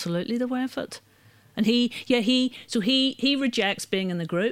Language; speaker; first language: English; native; English